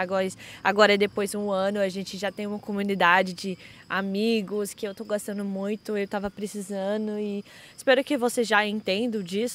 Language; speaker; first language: Portuguese; non-native, fluent; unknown